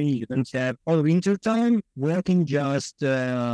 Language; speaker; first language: English; non-native, learner; Ukrainian